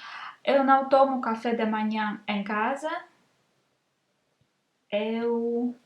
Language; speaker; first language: Portuguese; non-native, learner; Russian